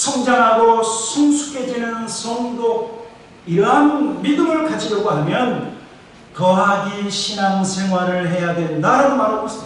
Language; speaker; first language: Korean; native; Korean